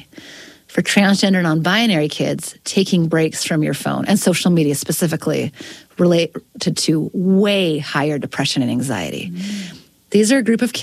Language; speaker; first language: English; native; English